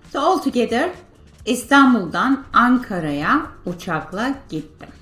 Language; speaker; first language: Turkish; non-native, fluent; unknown